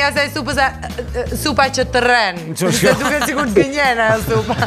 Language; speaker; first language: Albanian; native; Albanian